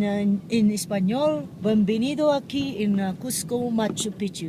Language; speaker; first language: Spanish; non-native, learner; Filipino